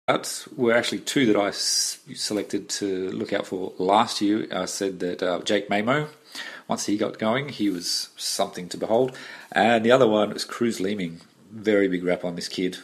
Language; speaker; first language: English; native; English